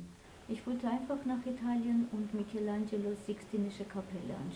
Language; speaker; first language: German; non-native, fluent; Armenian